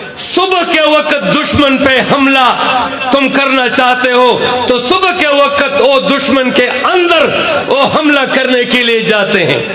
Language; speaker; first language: Urdu; non-native, local second language; Pashto